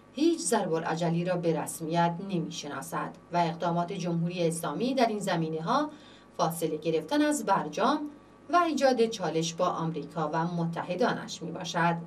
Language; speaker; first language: Persian; non-native, local second language; Central Kurdish